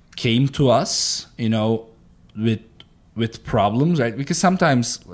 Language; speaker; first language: English; non-native, fluent; Turkish